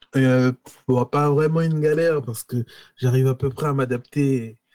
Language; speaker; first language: French; native; French